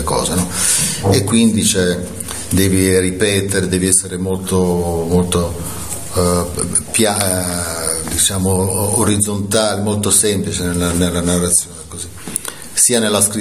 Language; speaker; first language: Italian; native; Italian